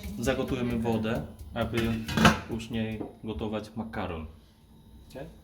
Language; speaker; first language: Polish; non-native, fluent; Vietnamese